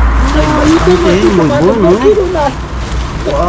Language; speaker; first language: Spanish; non-native, learner; Filipino